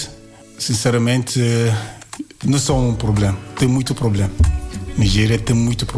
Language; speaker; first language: Portuguese; non-native, learner; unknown